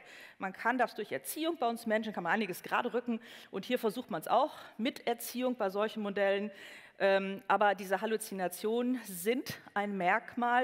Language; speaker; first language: German; native; German